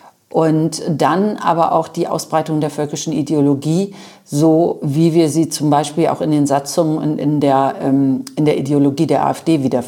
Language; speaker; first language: German; native; German